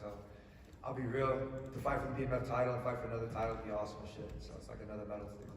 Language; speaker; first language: English; native; English